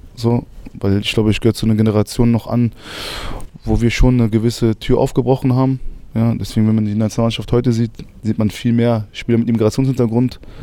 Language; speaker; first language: German; early bilingual, other home language; Arabic